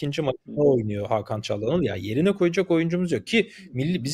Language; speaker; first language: Turkish; native; Turkish